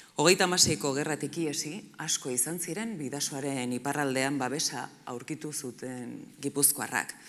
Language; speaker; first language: Basque; native; Basque